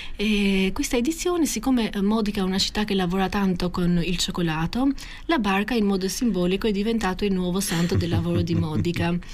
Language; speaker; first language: Italian; non-native, fluent; Albanian